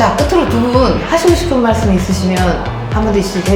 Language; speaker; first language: Korean; native; Korean